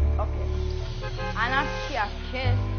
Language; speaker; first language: English; non-native, learner; Greek